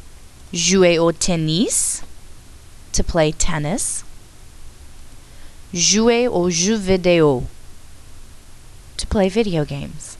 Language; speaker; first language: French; non-native, fluent; English